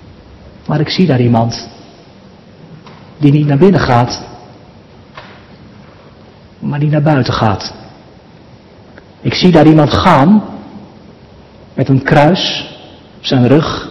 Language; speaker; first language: Dutch; native; Dutch